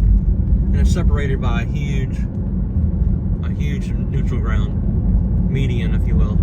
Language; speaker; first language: English; native; English